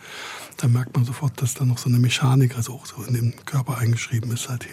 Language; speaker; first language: German; native; German